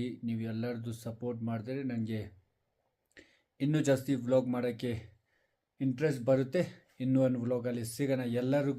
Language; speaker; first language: Kannada; non-native, fluent; Ladakhi